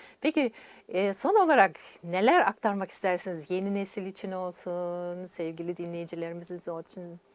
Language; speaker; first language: Turkish; native; Turkish